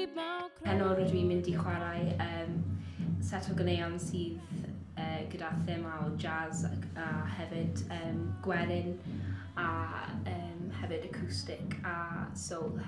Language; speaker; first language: Welsh; non-native, local second language; English